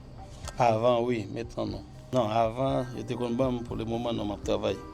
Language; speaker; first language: French; non-native, learner; Spanish